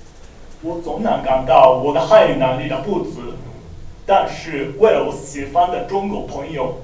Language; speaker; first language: Chinese; non-native, learner; Japanese